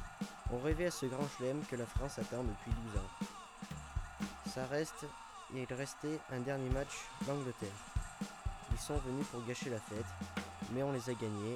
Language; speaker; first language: French; native; French